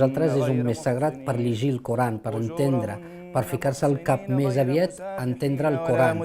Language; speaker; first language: Catalan; early bilingual, other home language; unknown